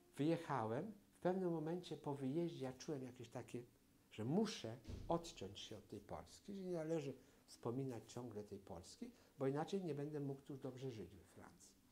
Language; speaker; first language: Polish; native; Polish